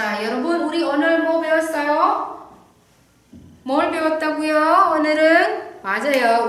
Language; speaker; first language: Korean; non-native, fluent; Indonesian